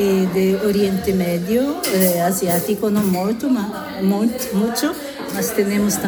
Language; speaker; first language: Spanish; non-native, learner; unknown